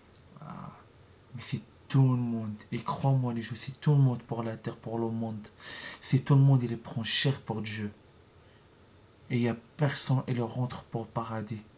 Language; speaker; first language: French; non-native, learner; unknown